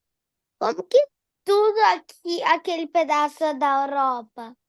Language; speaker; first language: Portuguese; early bilingual, heritage; Portuguese